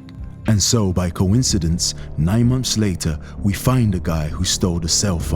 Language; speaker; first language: English; native; English